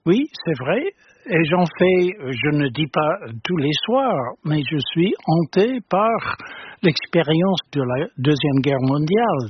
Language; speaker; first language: French; non-native, fluent; English